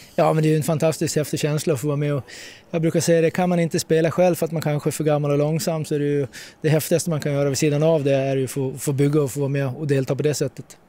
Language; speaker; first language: Swedish; native; Swedish